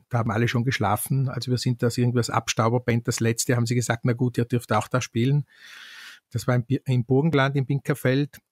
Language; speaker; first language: German; native; German